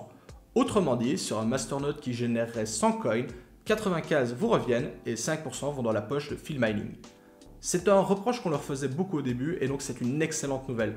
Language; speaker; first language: French; native; French